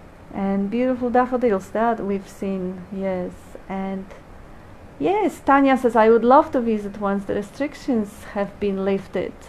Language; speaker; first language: English; non-native, fluent; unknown